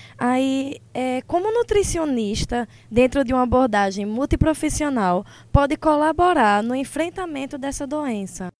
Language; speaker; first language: Portuguese; native; Portuguese